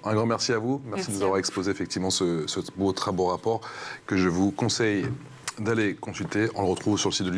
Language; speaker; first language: French; native; French